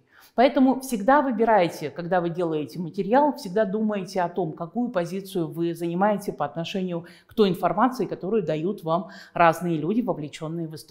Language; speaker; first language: Russian; native; Russian